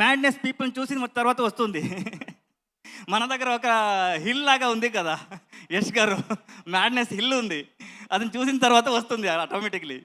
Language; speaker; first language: Telugu; non-native, local second language; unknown